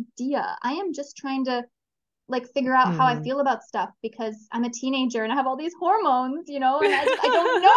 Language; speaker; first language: English; native; English